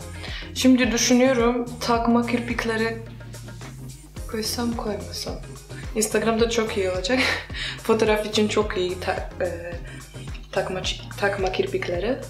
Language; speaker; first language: Turkish; non-native, fluent; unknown